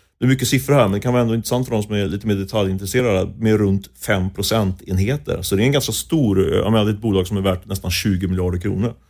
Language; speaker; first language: Swedish; native; Swedish